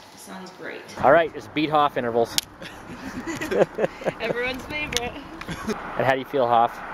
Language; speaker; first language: English; native; English